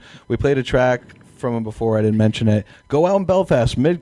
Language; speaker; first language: English; native; English